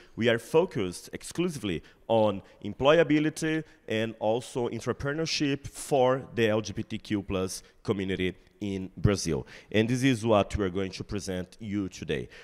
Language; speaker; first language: English; non-native, fluent; Portuguese